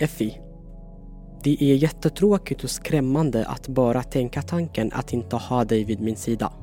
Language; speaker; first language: Swedish; non-native, fluent; Tigrinya